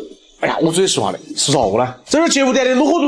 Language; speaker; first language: Chinese; native; Chinese